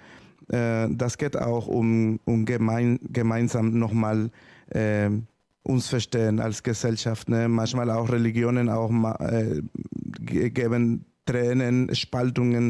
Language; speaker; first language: German; non-native, learner; Spanish